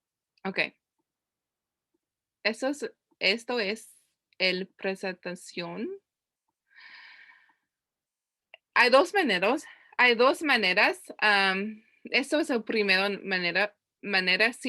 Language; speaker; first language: Spanish; non-native, learner; English